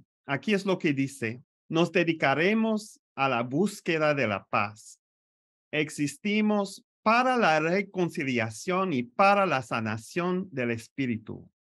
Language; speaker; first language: Spanish; non-native, fluent; French